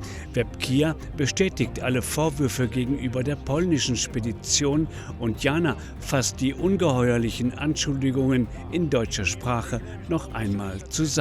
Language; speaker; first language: German; native; German